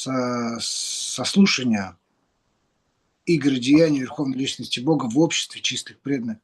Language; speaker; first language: Russian; native; Russian